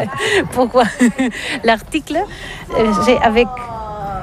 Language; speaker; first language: French; non-native, learner; Catalan